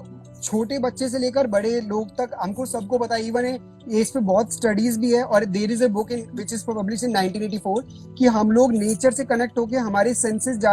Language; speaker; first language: Hindi; native; Hindi